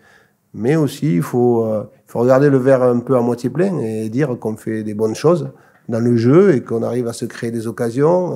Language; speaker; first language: French; native; French